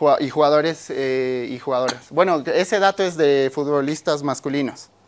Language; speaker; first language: Spanish; native; Spanish